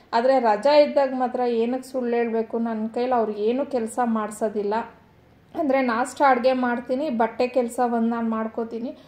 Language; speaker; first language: Kannada; non-native, local second language; Telugu